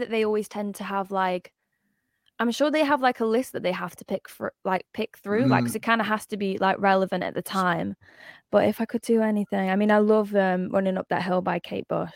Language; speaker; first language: English; native; English